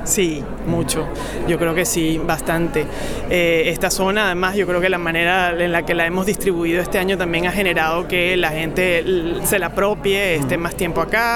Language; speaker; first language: Spanish; native; Spanish